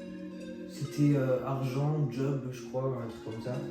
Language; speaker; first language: French; native; French